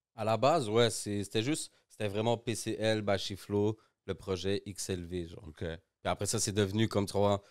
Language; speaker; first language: French; early bilingual, other home language; Spanish